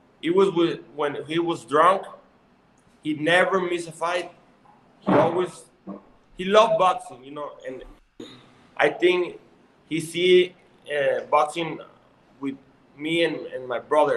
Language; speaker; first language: English; non-native, learner; Spanish